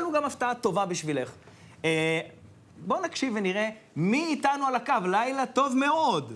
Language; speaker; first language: Hebrew; native; Hebrew